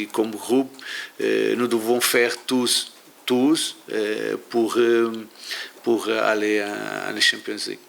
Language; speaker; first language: French; non-native, learner; Portuguese